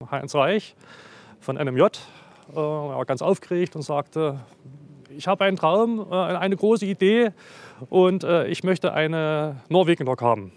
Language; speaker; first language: German; native; German